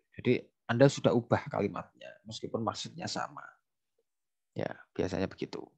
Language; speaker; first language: Indonesian; native; Indonesian